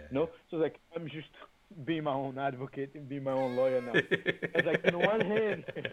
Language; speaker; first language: English; non-native, fluent; Portuguese